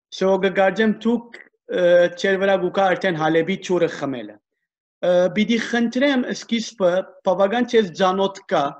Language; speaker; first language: Armenian; early bilingual, heritage; Armenian